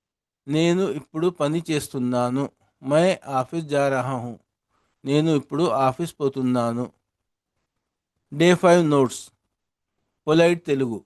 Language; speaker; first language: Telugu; non-native, local second language; Urdu